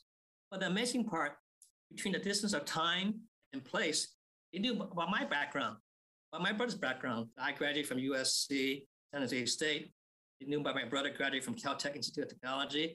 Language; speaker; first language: English; native; English